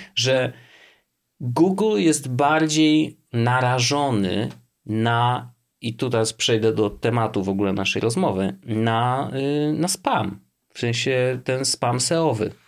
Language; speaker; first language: Polish; native; Polish